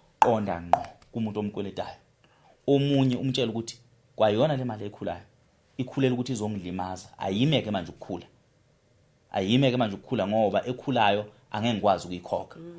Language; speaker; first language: Zulu; native; Zulu